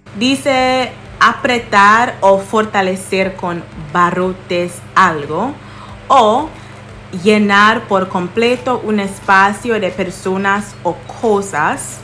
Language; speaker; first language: Spanish; non-native, fluent; English